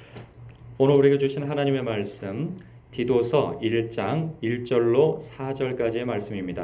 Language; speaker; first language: Korean; native; Korean